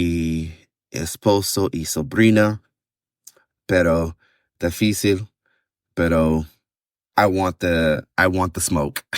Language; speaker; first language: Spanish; non-native, learner; English